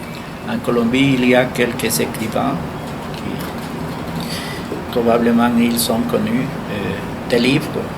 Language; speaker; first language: French; non-native, fluent; Spanish